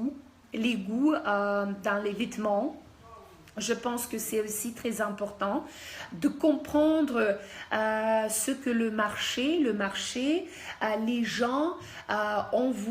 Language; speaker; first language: French; non-native, fluent; Russian